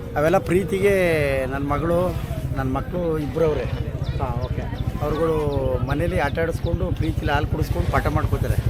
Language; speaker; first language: Kannada; native; Kannada